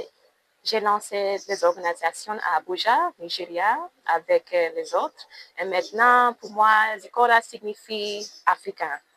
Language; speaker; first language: French; non-native, learner; English